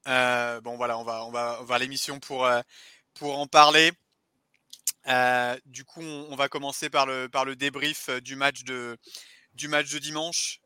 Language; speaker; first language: French; native; French